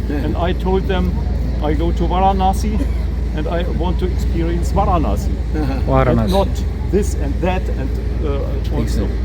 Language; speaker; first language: English; non-native, learner; German